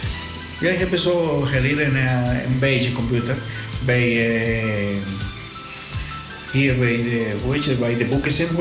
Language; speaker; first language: Dutch; non-native, learner; Spanish